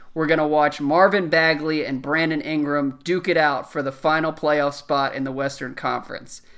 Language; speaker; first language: English; native; English